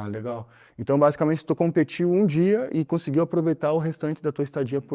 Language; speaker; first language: Portuguese; native; Portuguese